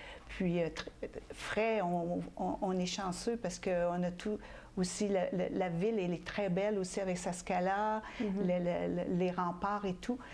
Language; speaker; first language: French; native; French